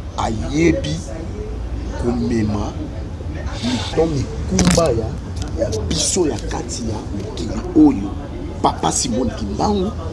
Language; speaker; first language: Lingala; non-native, local second language; Kongo